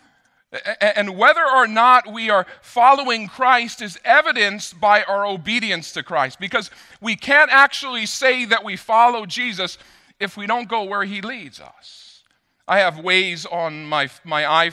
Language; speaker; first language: English; native; English